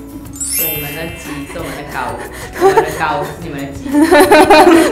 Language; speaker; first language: Chinese; non-native, local second language; Min Nan Chinese